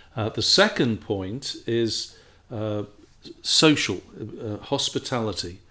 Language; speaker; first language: English; native; English